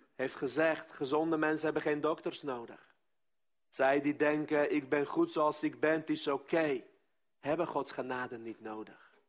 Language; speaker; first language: Dutch; non-native, fluent; Armenian